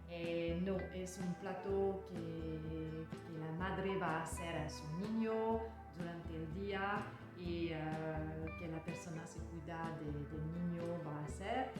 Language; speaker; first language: Spanish; non-native, learner; French